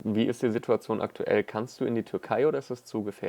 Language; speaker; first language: German; native; German